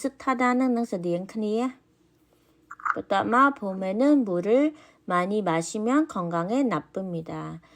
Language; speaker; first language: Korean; non-native, learner; Khmer